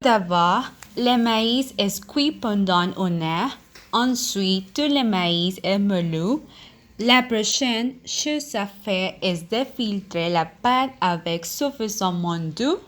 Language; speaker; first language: French; non-native, learner; Spanish